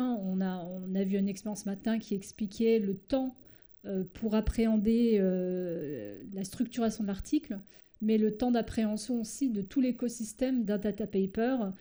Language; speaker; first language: French; native; French